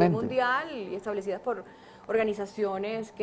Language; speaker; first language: Spanish; native; Spanish